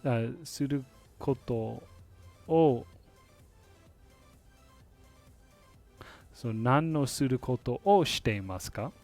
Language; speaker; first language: Japanese; non-native, fluent; English